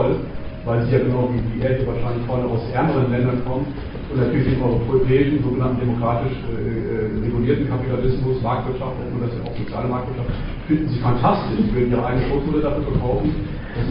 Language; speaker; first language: German; native; German